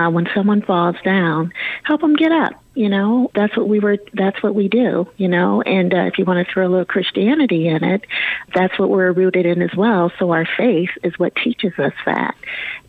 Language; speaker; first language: English; native; English